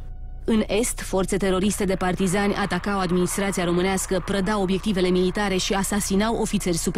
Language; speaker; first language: Romanian; native; Romanian